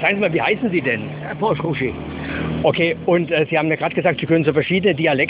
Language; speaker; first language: German; native; German